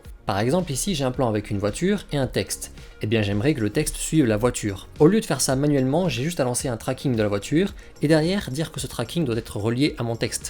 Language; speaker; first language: French; native; French